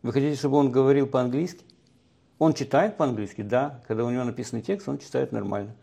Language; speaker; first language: Russian; native; Russian